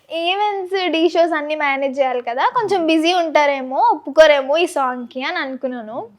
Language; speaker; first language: Telugu; native; Telugu